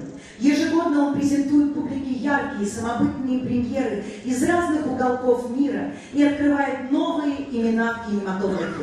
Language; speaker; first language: Russian; native; Russian